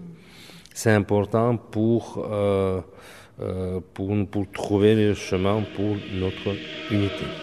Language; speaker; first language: French; non-native, fluent; Russian